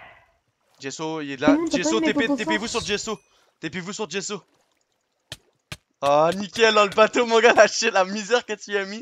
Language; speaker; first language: French; native; French